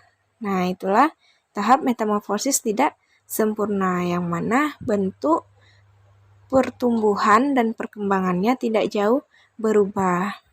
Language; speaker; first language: Indonesian; native; Indonesian